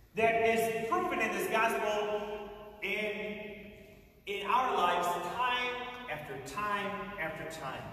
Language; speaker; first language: English; native; English